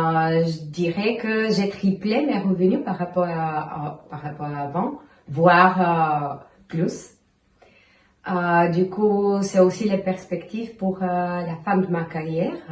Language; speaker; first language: French; non-native, fluent; Bulgarian